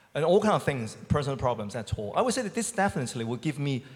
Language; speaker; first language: English; non-native, local second language; Cantonese